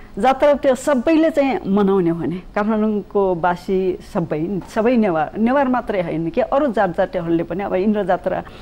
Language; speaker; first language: Nepali; non-native, local second language; Newari